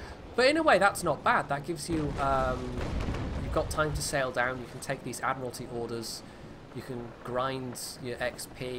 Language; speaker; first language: English; native; English